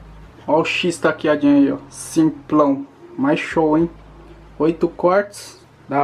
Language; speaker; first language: Portuguese; native; Portuguese